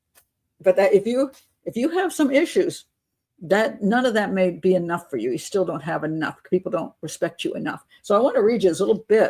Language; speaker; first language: English; native; English